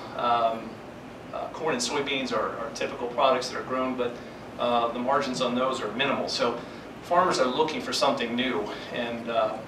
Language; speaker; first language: English; native; English